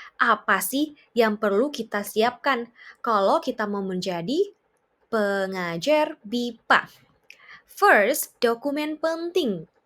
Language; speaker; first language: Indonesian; native; Indonesian